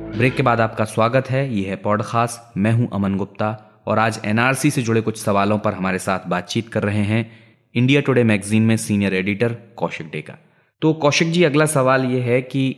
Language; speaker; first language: Hindi; native; Hindi